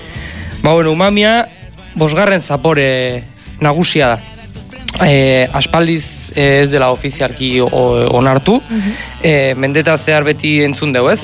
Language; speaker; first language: Basque; native; Basque